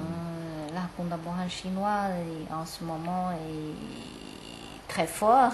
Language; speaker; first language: French; non-native, fluent; Chinese